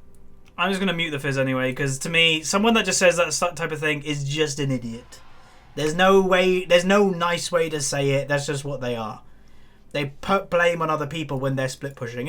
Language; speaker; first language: English; native; English